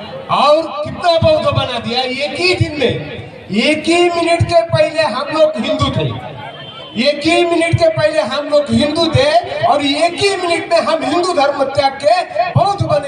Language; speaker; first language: Hindi; native; Hindi